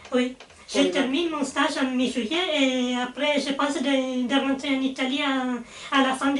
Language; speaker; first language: French; non-native, fluent; Italian